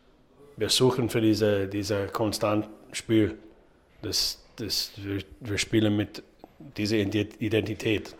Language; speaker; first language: German; non-native, learner; English